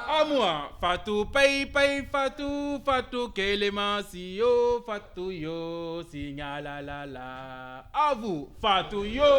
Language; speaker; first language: French; non-native, local second language; Wolof